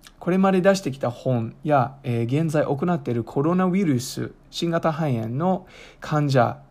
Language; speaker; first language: Japanese; non-native, fluent; English